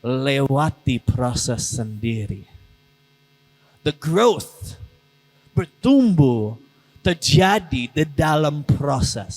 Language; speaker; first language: Indonesian; non-native, learner; English